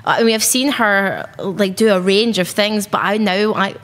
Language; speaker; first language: English; native; English